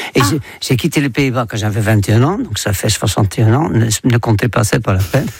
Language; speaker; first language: French; non-native, fluent; Dutch